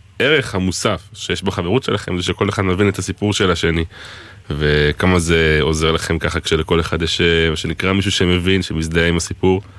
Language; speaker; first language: Hebrew; native; Hebrew